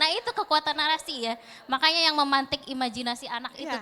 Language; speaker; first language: Indonesian; native; Indonesian